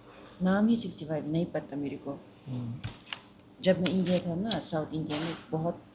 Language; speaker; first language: Hindi; non-native, learner; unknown